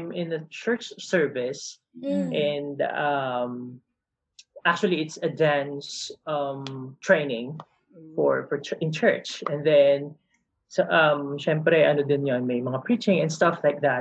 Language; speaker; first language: English; non-native, local second language; Filipino